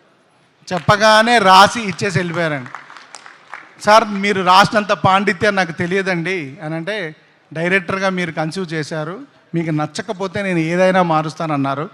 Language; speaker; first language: Telugu; native; Telugu